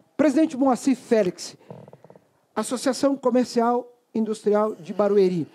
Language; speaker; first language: Portuguese; native; Portuguese